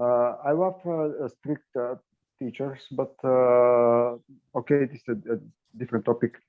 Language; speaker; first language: English; non-native, learner; Bulgarian